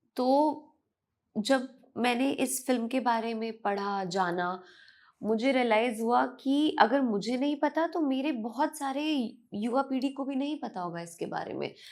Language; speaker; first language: Hindi; native; Hindi